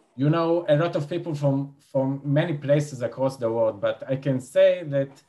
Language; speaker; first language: English; non-native, fluent; Hebrew